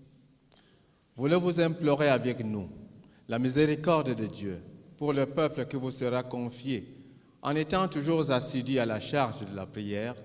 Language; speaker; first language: French; native; French